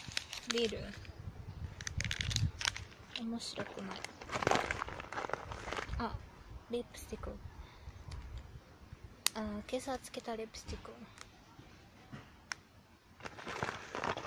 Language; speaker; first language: Japanese; non-native, fluent; German